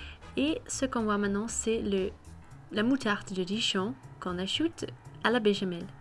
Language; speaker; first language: French; non-native, fluent; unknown